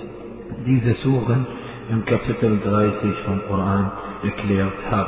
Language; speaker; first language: German; non-native, fluent; Arabic